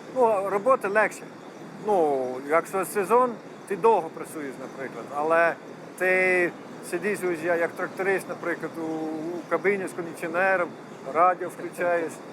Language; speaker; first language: Ukrainian; non-native, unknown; Dutch